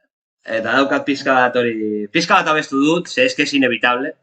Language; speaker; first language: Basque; non-native, local second language; Spanish